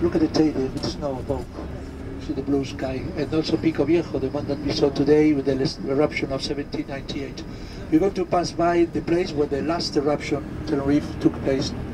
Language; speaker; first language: English; non-native, fluent; Spanish